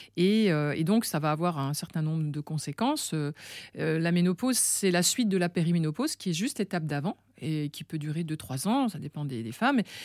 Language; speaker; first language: French; native; French